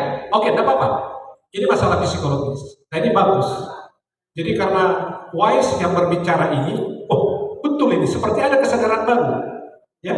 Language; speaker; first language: Indonesian; native; Indonesian